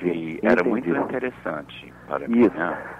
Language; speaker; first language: Portuguese; non-native, fluent; English